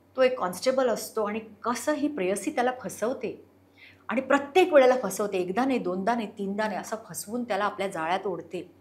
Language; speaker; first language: Marathi; non-native, local second language; Konkani